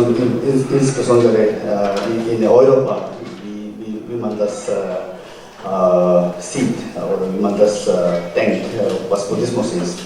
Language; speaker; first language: German; non-native, fluent; Tibetan